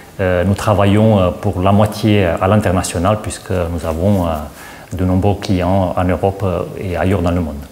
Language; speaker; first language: French; non-native, fluent; Romanian